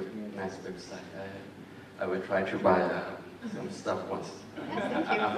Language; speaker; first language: English; non-native, fluent; Thai